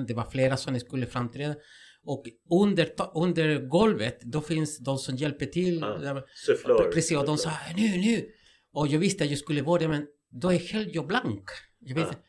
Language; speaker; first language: Swedish; non-native, fluent; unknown